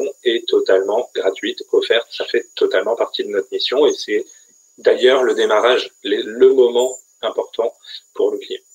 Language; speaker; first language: French; native; French